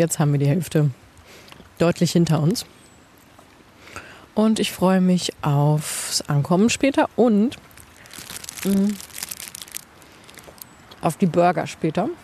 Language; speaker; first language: German; native; German